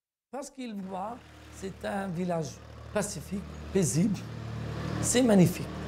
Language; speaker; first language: French; non-native, fluent; Arabic